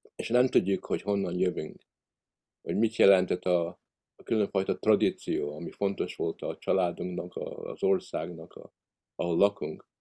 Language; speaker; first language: Hungarian; early bilingual, heritage; Hungarian